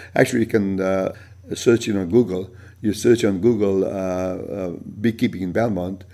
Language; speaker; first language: English; non-native, fluent; Italian